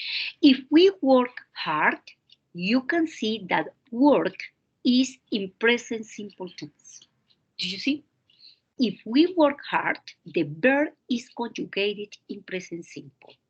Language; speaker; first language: English; non-native, fluent; Spanish